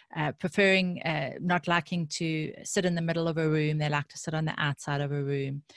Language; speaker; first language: English; native; English